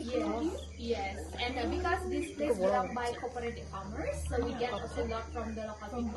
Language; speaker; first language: English; non-native, learner; Indonesian